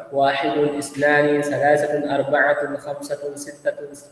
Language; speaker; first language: Arabic; non-native, fluent; Indonesian